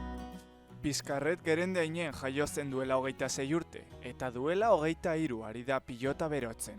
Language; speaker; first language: Basque; native; Basque